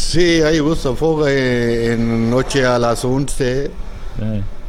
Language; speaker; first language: Spanish; non-native, learner; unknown